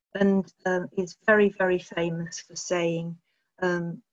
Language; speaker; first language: English; native; English